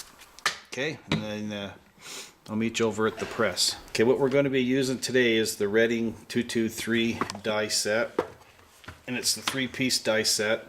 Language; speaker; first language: English; native; English